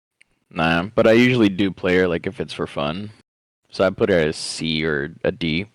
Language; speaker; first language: English; native; English